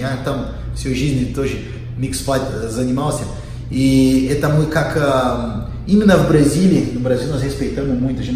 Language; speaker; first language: Russian; non-native, learner; Portuguese